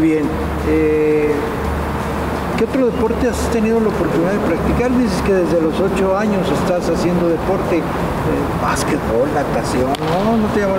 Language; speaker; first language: Spanish; native; Spanish